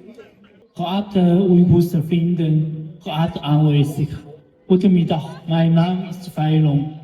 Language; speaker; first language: Dutch; non-native, learner; Cantonese